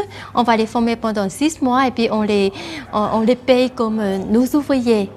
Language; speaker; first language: French; non-native, fluent; Vietnamese